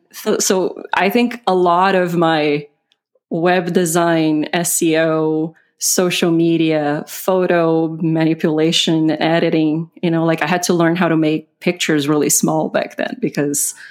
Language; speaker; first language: English; non-native, fluent; Portuguese